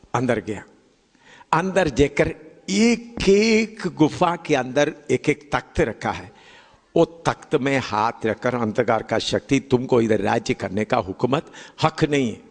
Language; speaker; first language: Hindi; non-native, local second language; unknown